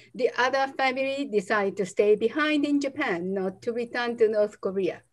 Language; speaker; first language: English; non-native, fluent; Japanese